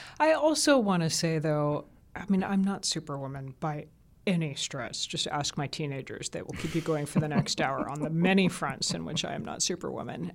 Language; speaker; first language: English; native; English